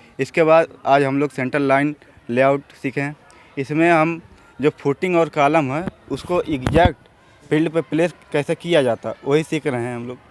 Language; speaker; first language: Hindi; native; Hindi